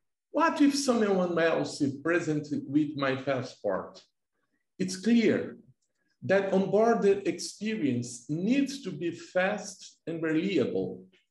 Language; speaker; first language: English; non-native, fluent; Portuguese